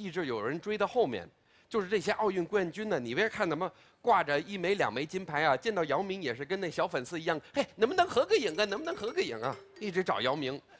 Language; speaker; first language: Chinese; non-native, fluent; English